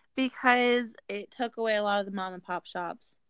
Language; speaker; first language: English; native; English